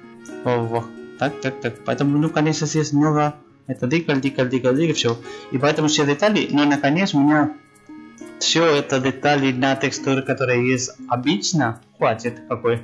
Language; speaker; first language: Russian; non-native, learner; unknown